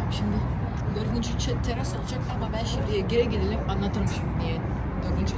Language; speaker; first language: Turkish; non-native, learner; Russian